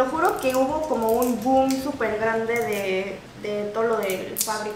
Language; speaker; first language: Spanish; early bilingual, other home language; Korean